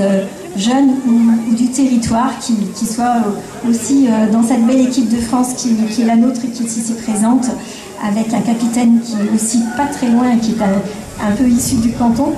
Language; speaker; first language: French; native; French